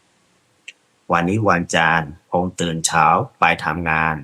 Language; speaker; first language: Thai; non-native, fluent; Burmese